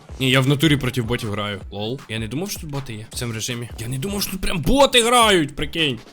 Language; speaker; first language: Ukrainian; non-native, local second language; Russian